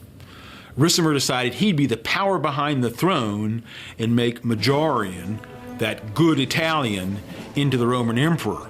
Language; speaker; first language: English; native; English